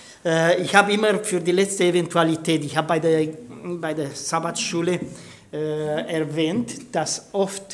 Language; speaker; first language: German; non-native, fluent; Romanian